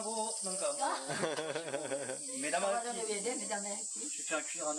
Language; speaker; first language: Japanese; non-native, fluent; French